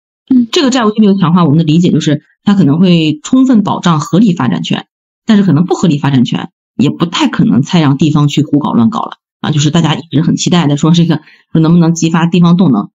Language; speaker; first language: Chinese; native; Chinese